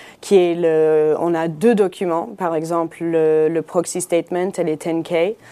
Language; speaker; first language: French; non-native, fluent; English